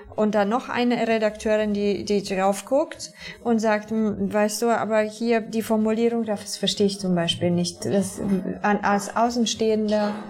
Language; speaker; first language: German; non-native, fluent; Polish